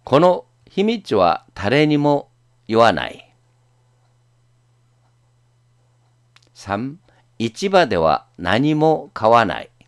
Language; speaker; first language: Japanese; non-native, fluent; Korean